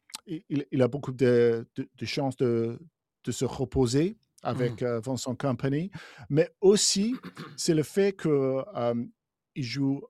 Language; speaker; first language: French; non-native, fluent; English